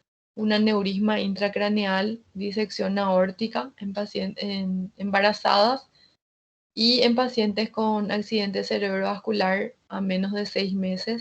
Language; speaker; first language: Spanish; native; Spanish